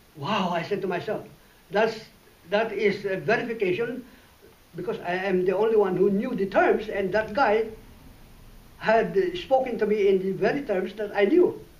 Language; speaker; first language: English; non-native, local second language; Iloko